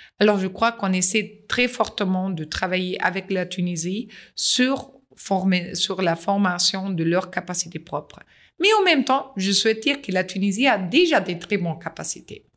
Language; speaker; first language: French; non-native, fluent; German